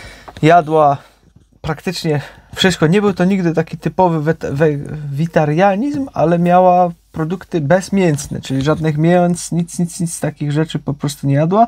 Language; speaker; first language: Polish; native; Polish